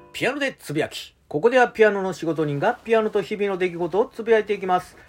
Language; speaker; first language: Japanese; native; Japanese